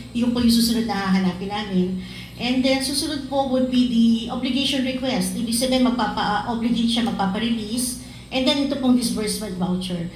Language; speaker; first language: Filipino; native; Filipino